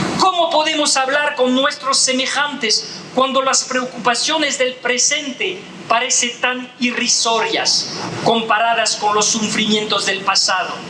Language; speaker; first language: Spanish; non-native, fluent; French